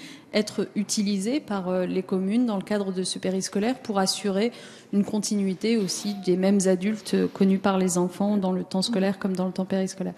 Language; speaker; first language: French; native; French